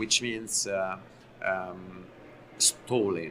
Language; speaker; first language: English; non-native, learner; Italian